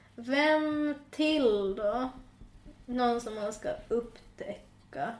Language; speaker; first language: Swedish; native; Swedish